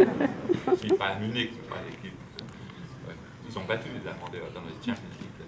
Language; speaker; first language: French; non-native, fluent; Danish